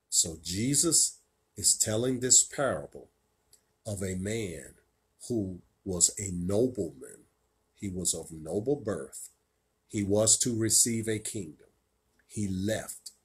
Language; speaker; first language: English; native; English